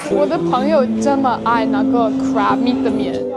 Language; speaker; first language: Chinese; non-native, learner; English